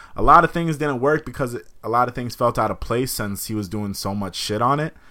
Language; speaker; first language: English; native; English